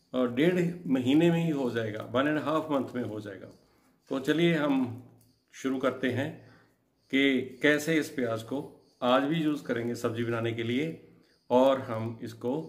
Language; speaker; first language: Hindi; non-native, local second language; Punjabi